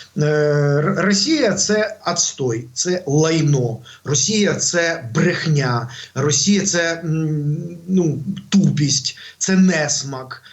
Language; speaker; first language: Ukrainian; non-native, local second language; Russian